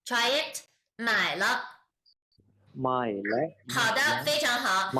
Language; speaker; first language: Chinese; non-native, fluent; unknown